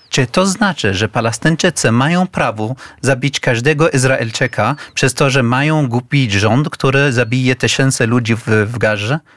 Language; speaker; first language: Polish; non-native, fluent; Arabic